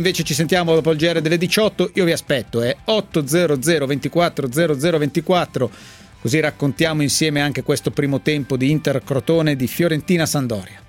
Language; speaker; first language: Italian; native; Italian